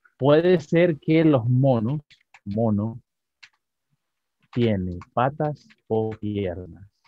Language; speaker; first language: Spanish; native; Spanish